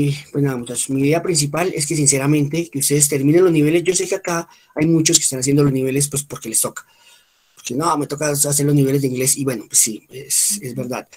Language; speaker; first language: Spanish; native; Spanish